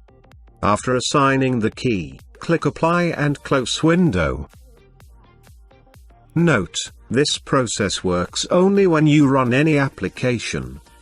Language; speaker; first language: English; non-native, fluent; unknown